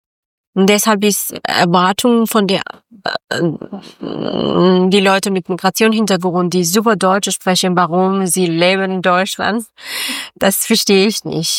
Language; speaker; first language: German; non-native, learner; Persian